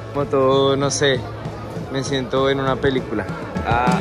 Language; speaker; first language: Spanish; native; Spanish